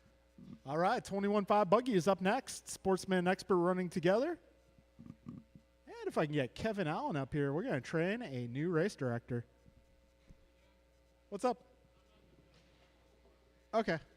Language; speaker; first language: English; native; English